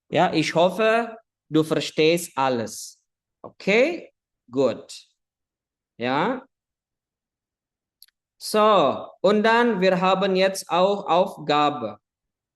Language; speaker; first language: German; non-native, fluent; Indonesian